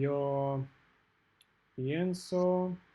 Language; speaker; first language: Spanish; non-native, learner; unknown